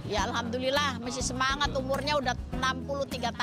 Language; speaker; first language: Indonesian; native; Indonesian